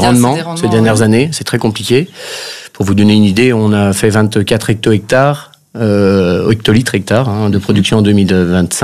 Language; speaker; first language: French; native; French